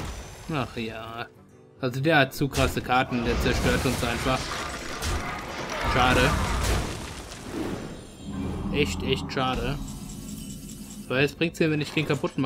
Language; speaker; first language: German; native; German